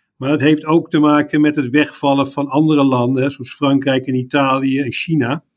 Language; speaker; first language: Dutch; native; Dutch